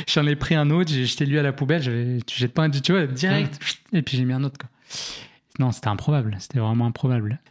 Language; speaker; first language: French; native; French